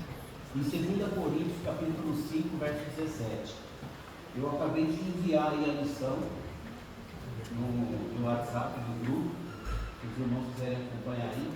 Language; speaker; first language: Portuguese; native; Portuguese